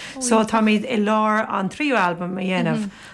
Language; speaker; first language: Irish; non-native, local second language; English